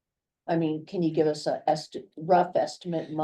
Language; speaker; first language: English; native; English